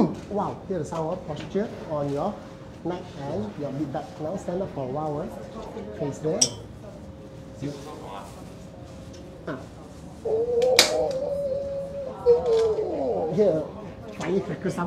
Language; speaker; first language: English; non-native, local second language; Chinese